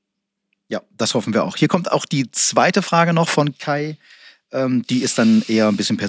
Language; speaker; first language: German; native; German